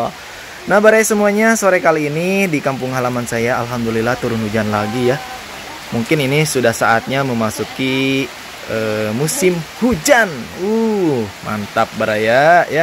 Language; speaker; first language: Indonesian; non-native, local second language; Sundanese